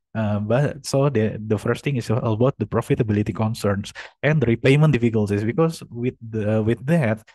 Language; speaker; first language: English; non-native, fluent; Indonesian